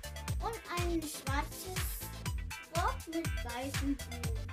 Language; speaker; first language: German; early bilingual, other home language; Filipino